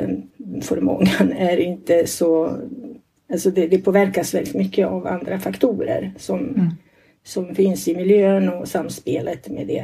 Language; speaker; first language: Swedish; non-native, fluent; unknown